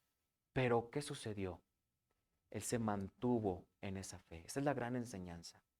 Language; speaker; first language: Spanish; native; Spanish